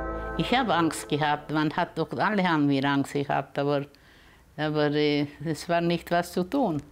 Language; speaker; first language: German; early bilingual, heritage; German